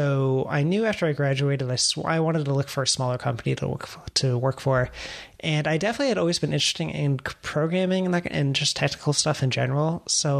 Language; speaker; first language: English; native; English